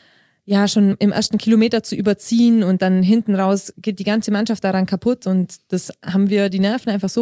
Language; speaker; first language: German; native; German